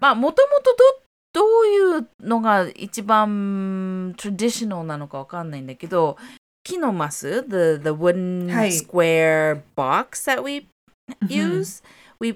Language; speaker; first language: Japanese; native; Japanese